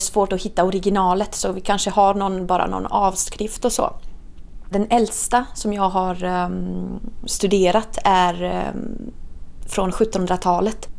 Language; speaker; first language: Swedish; non-native, fluent; Italian